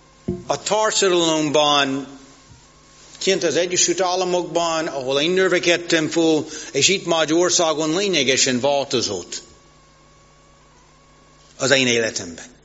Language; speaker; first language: Hungarian; non-native, fluent; English